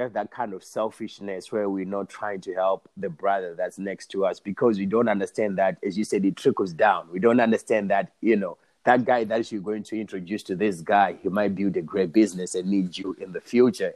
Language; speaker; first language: English; non-native, local second language; Shona